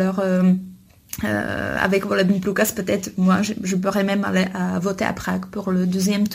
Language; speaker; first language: French; non-native, fluent; Czech